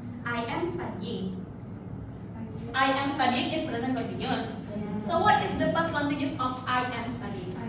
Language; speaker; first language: English; non-native, fluent; Indonesian